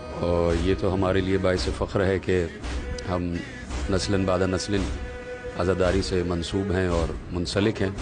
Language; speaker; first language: Urdu; native; Urdu